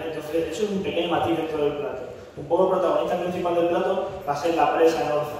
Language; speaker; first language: Spanish; native; Spanish